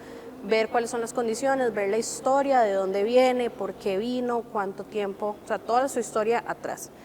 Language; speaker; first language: Spanish; native; Spanish